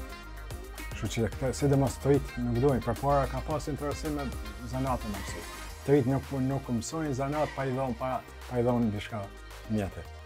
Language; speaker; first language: Albanian; native; Albanian